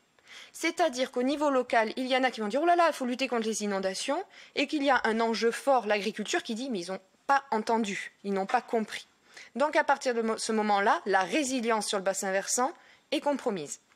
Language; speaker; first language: French; native; French